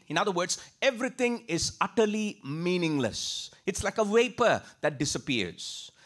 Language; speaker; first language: English; non-native, local second language; Tamil